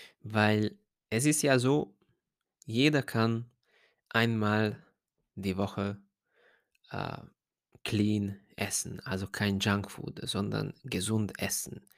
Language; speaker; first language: German; non-native, fluent; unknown